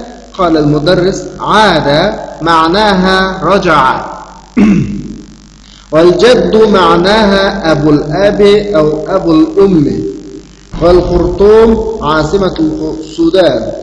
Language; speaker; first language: Arabic; non-native, fluent; Uyghur